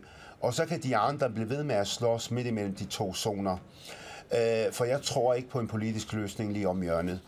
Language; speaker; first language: Danish; early bilingual, other home language; Arabic